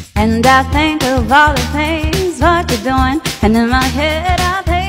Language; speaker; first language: English; non-native, local second language; Filipino